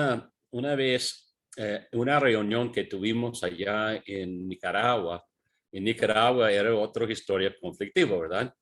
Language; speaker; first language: Spanish; non-native, fluent; English